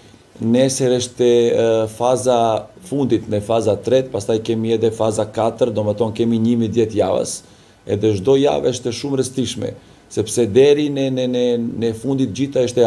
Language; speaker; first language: Albanian; non-native, learner; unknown